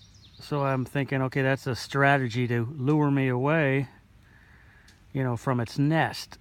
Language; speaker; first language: English; native; English